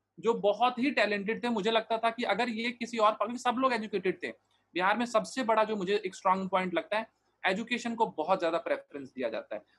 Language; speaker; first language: Hindi; native; Hindi